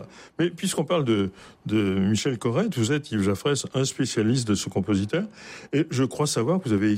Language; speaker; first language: French; native; French